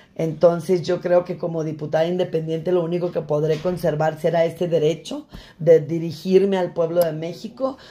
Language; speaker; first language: Spanish; native; Spanish